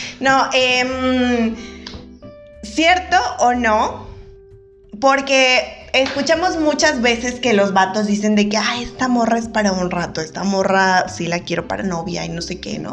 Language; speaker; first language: Spanish; native; Spanish